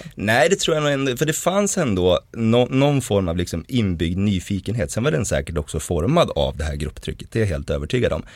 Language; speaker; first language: Swedish; native; Swedish